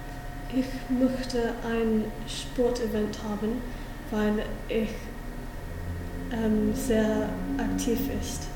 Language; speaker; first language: German; non-native, learner; English